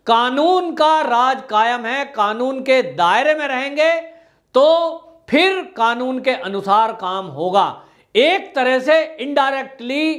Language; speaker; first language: Hindi; native; Hindi